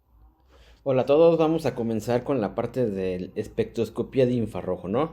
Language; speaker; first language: Spanish; native; Spanish